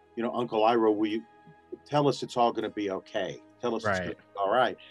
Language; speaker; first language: English; native; English